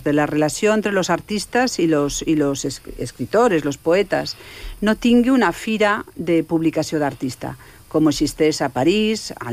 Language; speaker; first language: Catalan; non-native, local second language; Spanish